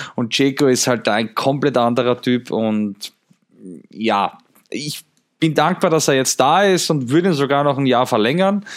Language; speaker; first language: German; native; German